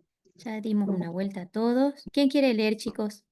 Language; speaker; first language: Spanish; native; Spanish